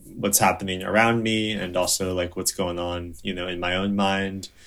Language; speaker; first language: English; native; English